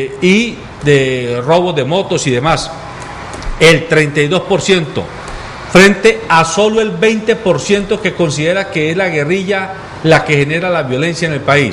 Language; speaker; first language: Spanish; native; Spanish